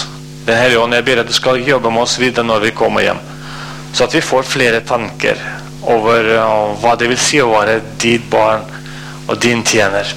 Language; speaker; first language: Norwegian; non-native, fluent; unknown